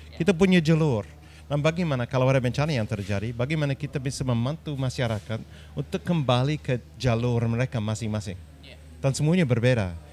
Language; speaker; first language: Indonesian; non-native, fluent; English